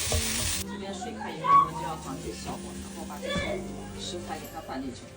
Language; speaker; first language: Chinese; native; Chinese